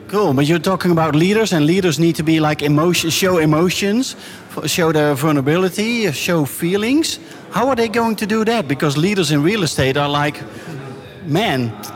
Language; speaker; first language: English; non-native, fluent; Dutch